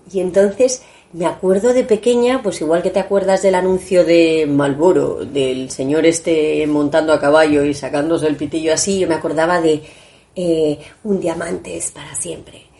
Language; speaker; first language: Spanish; native; Spanish